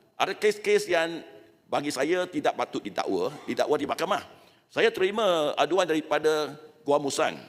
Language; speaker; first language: Malay; non-native, local second language; Chinese